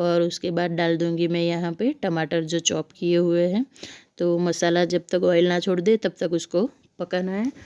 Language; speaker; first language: Hindi; non-native, local second language; Gujarati